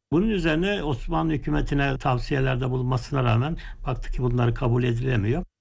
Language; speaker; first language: Turkish; native; Turkish